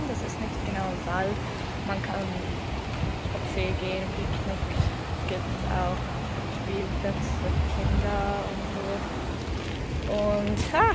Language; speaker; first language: German; non-native, learner; Swedish